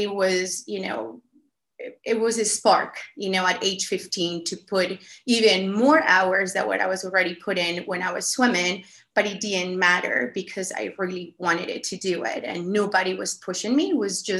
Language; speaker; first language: English; non-native, fluent; Spanish